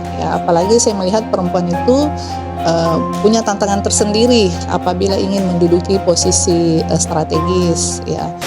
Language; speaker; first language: Indonesian; native; Indonesian